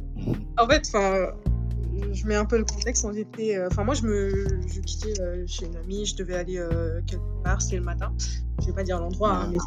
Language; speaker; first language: French; non-native, local second language; Wolof